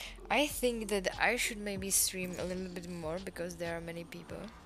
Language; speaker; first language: English; non-native, fluent; Czech